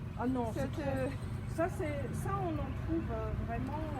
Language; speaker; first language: French; non-native, local second language; Malagasy